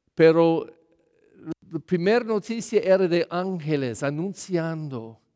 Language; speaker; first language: Spanish; non-native, learner; English